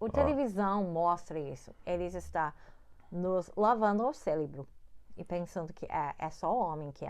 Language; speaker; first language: Portuguese; non-native, fluent; English